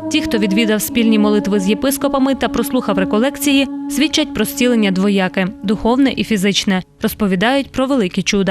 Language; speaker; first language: Ukrainian; native; Ukrainian